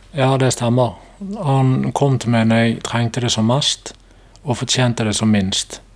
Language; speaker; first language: Norwegian; native; Norwegian